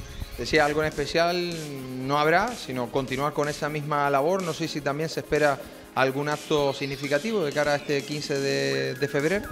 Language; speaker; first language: Spanish; native; Spanish